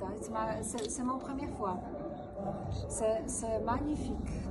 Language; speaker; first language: French; non-native, fluent; Polish